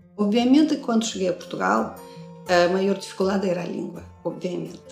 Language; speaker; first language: Portuguese; non-native, fluent; Russian